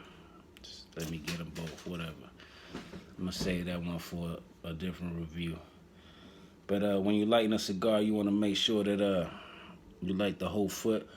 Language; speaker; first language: English; native; English